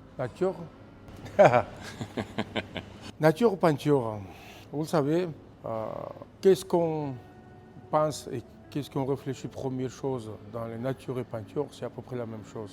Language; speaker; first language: French; non-native, fluent; Georgian